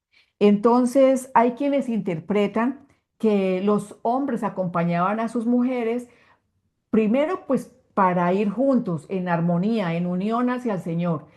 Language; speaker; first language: Spanish; native; Spanish